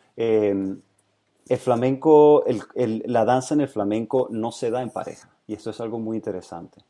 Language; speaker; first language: Spanish; native; Spanish